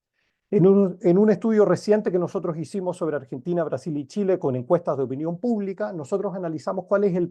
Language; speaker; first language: Spanish; native; Spanish